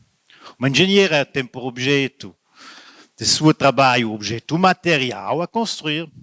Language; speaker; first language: Portuguese; non-native, learner; French